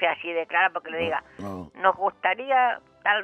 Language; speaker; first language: Spanish; native; Spanish